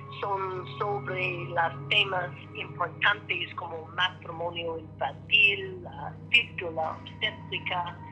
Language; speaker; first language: Spanish; non-native, learner; English